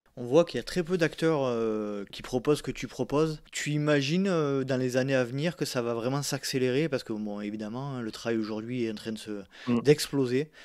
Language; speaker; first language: French; native; French